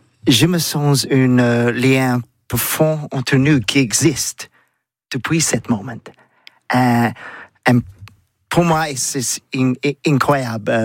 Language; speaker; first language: French; non-native, learner; English